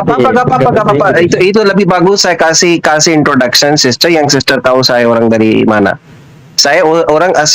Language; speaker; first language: Indonesian; non-native, learner; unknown